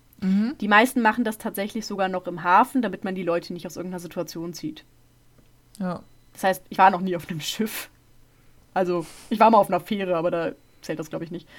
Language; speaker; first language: German; native; German